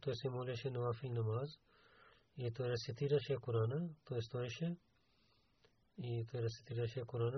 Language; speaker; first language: Bulgarian; non-native, learner; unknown